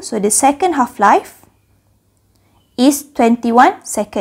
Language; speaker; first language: English; non-native, local second language; Malay